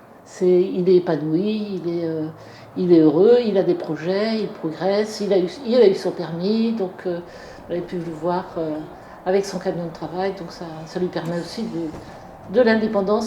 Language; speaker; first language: French; native; French